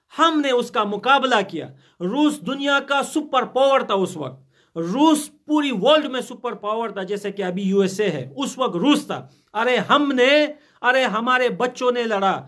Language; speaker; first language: Urdu; non-native, fluent; Pashto